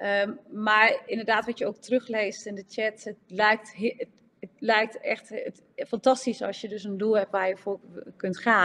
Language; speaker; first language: Dutch; native; Dutch